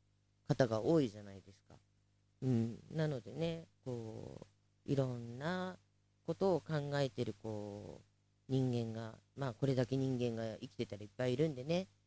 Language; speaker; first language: Japanese; native; Japanese